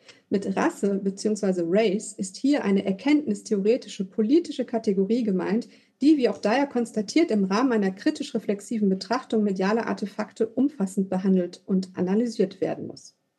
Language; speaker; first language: German; native; German